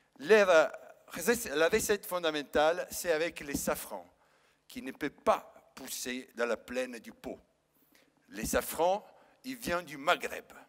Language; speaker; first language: French; non-native, fluent; Italian